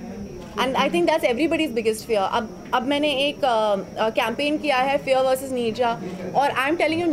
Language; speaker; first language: English; non-native, local second language; Hindi